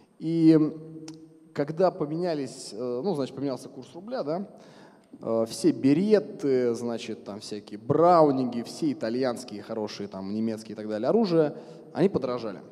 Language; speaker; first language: Russian; native; Russian